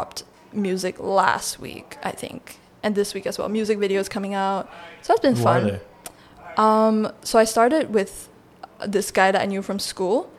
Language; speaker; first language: English; non-native, local second language; Chinese